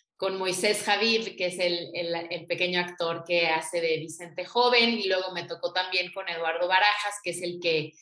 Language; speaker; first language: Spanish; native; Spanish